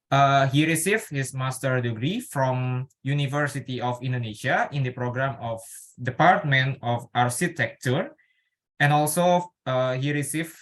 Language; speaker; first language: English; non-native, learner; Indonesian